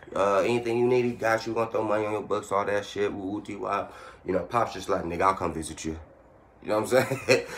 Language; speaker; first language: English; native; English